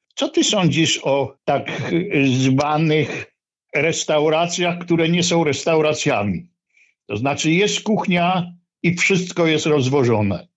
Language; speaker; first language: Polish; native; Polish